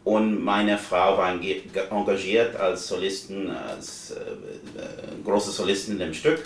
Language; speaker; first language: German; non-native, fluent; English